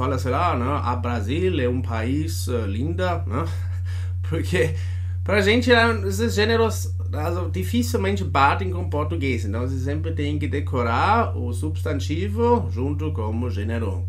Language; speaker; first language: Portuguese; non-native, fluent; German